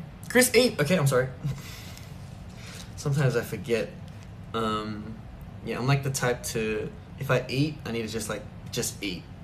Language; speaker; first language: English; early bilingual, other home language; Korean